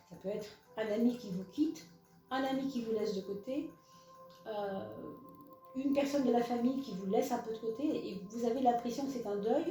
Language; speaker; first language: French; native; French